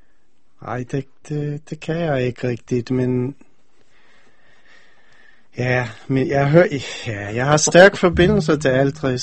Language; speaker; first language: Danish; non-native, fluent; English